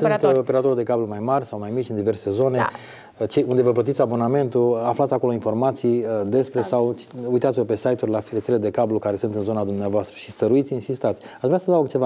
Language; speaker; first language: Romanian; native; Romanian